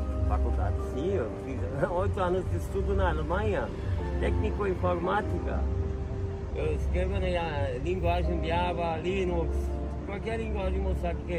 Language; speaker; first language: Portuguese; non-native, fluent; Turkish